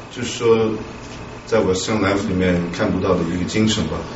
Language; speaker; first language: Chinese; non-native, local second language; Tibetan